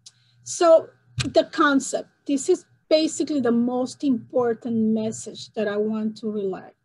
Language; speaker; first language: English; non-native, fluent; Spanish